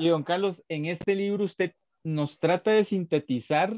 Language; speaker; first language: Spanish; native; Spanish